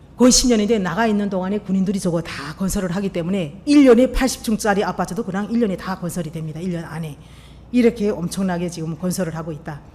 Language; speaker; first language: Korean; native; Korean